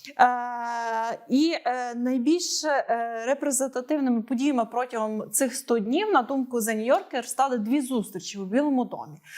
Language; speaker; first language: Ukrainian; native; Ukrainian